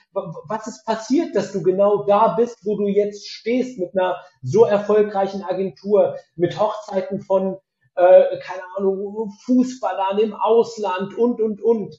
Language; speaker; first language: German; native; German